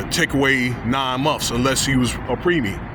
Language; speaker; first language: English; native; English